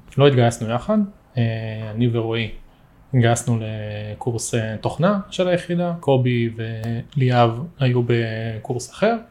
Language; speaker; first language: Hebrew; native; Hebrew